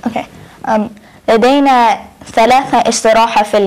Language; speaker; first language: Arabic; non-native, learner; English